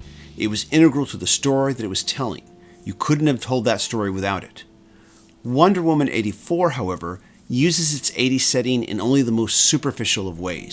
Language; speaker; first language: English; native; English